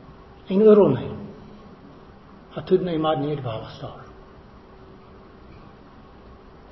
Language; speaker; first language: Hungarian; non-native, fluent; English